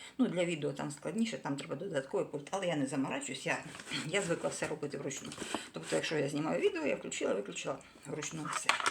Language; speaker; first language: Ukrainian; non-native, local second language; Russian